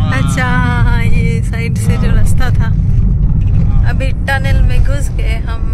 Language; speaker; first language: Hindi; non-native, local second language; Bangla